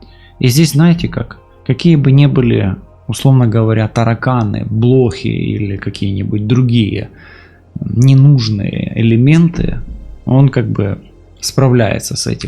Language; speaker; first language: Russian; native; Russian